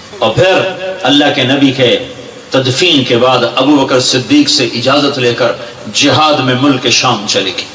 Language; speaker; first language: Urdu; non-native, local second language; Punjabi